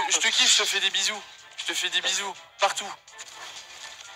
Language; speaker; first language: French; native; French